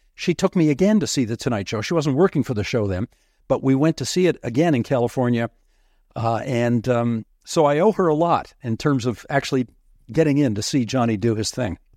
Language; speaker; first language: English; native; English